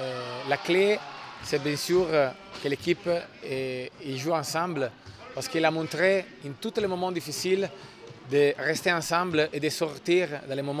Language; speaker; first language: French; non-native, fluent; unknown